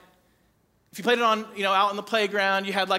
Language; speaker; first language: English; native; English